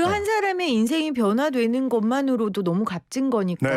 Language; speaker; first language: Korean; native; Korean